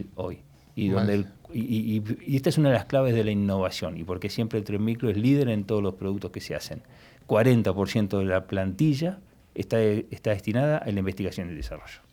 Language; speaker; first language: Spanish; native; Spanish